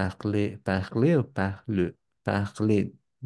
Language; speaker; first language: French; non-native, learner; English